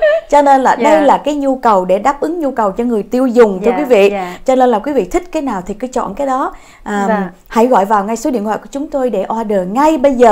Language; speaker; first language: Vietnamese; native; Vietnamese